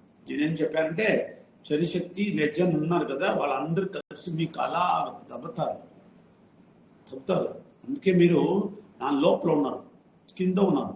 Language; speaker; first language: Telugu; non-native, fluent; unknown